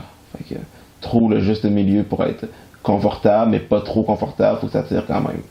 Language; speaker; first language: French; native; French